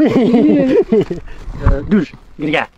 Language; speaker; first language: French; non-native, learner; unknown